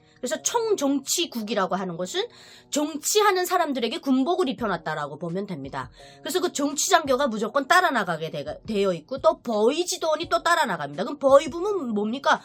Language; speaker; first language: Korean; native; Korean